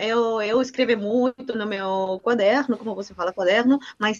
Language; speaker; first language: Portuguese; non-native, learner; Spanish